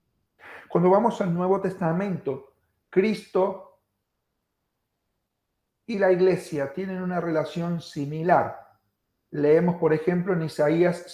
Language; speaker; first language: Spanish; native; Spanish